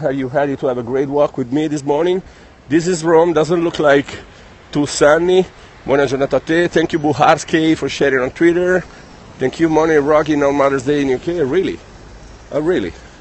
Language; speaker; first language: English; non-native, fluent; Italian